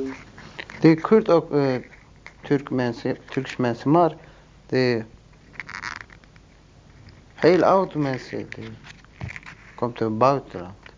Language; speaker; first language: Dutch; non-native, learner; Turkish